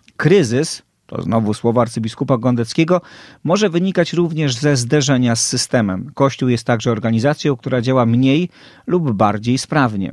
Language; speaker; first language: Polish; native; Polish